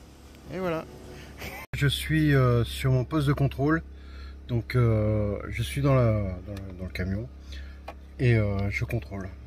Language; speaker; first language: French; native; French